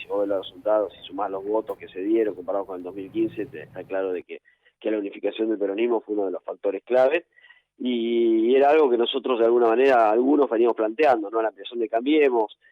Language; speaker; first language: Spanish; native; Spanish